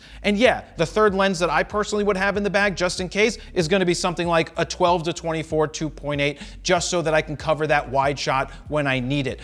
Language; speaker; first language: English; native; English